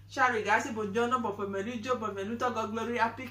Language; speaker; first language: Italian; non-native, learner; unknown